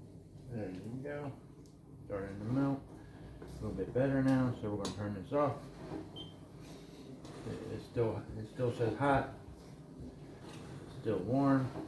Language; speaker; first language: English; native; English